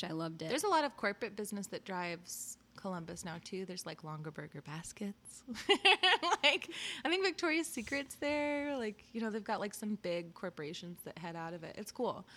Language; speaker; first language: English; native; English